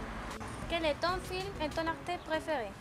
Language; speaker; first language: French; non-native, learner; Spanish